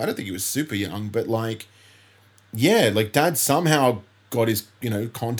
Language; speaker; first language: English; native; English